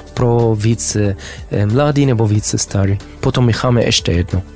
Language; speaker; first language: Czech; non-native, learner; Arabic